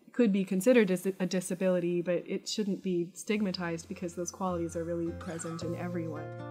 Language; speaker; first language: English; native; English